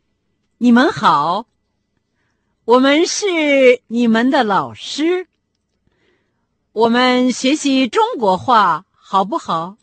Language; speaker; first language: Chinese; non-native, fluent; Russian